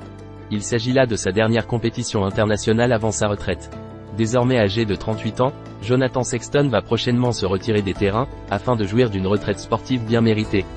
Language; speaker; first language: French; native; French